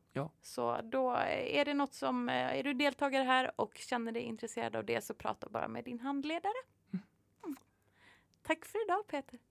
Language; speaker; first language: Swedish; native; Swedish